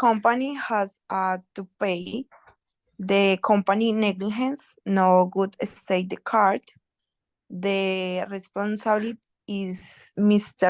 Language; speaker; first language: English; non-native, learner; Spanish